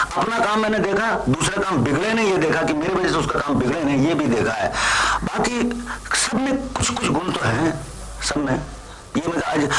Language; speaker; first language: Hindi; non-native, local second language; Bangla